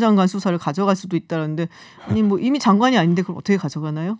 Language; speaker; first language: Korean; native; Korean